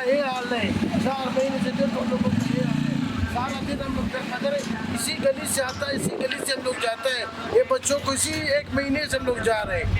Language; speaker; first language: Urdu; non-native, local second language; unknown